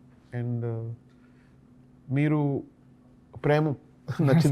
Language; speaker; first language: Telugu; non-native, learner; Tamil